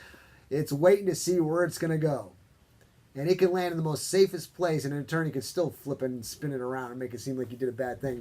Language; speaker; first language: English; native; English